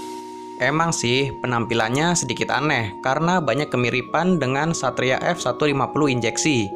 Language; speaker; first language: Indonesian; native; Indonesian